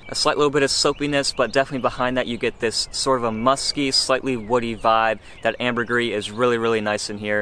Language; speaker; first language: English; native; English